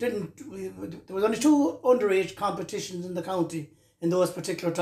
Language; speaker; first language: English; native; English